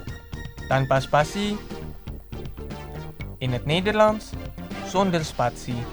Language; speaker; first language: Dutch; non-native, fluent; Indonesian